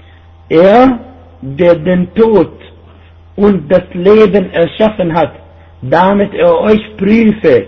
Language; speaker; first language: German; non-native, fluent; Arabic